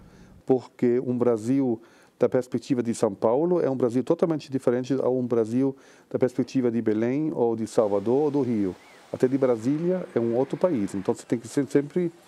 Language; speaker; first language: Portuguese; non-native, fluent; Spanish